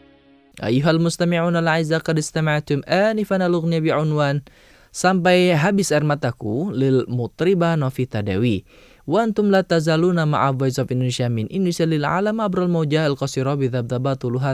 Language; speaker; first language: Arabic; non-native, fluent; Indonesian